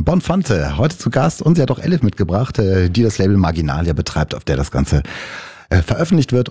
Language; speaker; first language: German; native; German